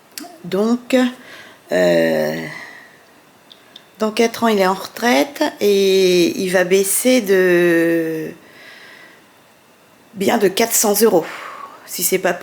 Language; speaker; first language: French; native; French